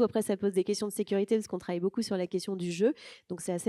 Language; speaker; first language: French; native; French